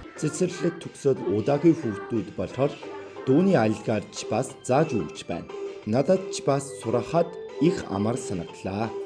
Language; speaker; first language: Mongolian; non-native, fluent; Korean